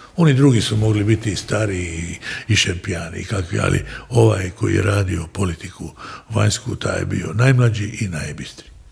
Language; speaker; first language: Croatian; native; Croatian